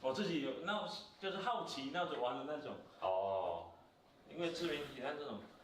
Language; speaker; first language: Chinese; native; Chinese